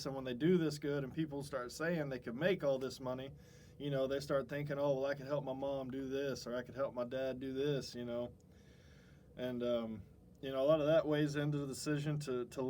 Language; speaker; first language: English; native; English